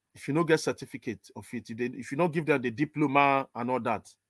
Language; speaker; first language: English; non-native, local second language; Igbo